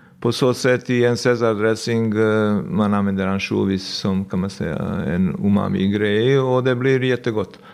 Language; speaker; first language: Swedish; non-native, fluent; Bosnian